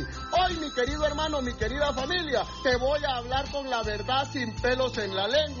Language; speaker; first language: Spanish; native; Spanish